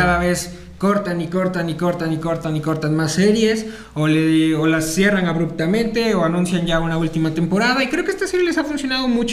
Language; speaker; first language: Spanish; native; Spanish